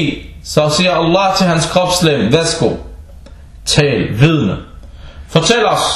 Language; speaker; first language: Danish; early bilingual, other home language; Arabic